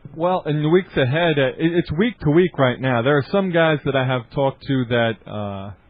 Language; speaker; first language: English; native; English